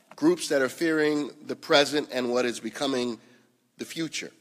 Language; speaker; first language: English; native; English